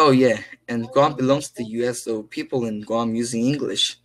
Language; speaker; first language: English; non-native, learner; Korean